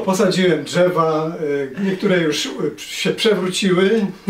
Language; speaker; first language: Polish; native; Polish